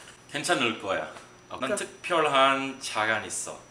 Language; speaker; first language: Korean; non-native, learner; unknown